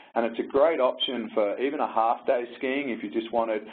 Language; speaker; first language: English; native; English